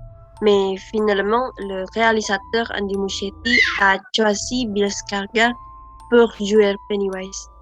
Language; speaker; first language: French; non-native, learner; Indonesian